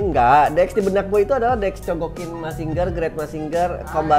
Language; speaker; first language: Indonesian; native; Indonesian